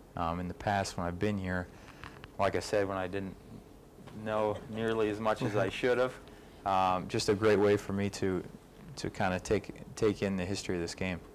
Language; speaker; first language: English; native; English